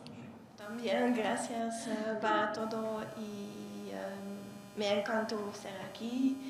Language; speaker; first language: Spanish; non-native, learner; Hungarian